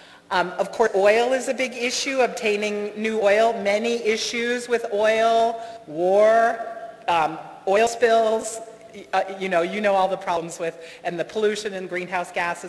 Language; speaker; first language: English; native; English